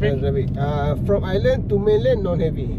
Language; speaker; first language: English; non-native, learner; Malay